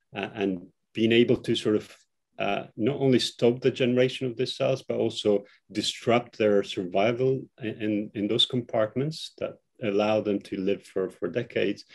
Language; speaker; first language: English; non-native, fluent; Albanian